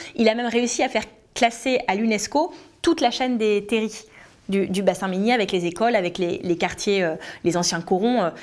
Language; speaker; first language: French; native; French